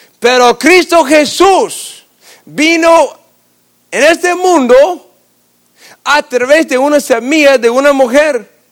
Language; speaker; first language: Spanish; non-native, fluent; English